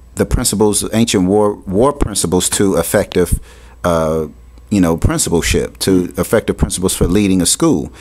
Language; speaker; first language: English; native; English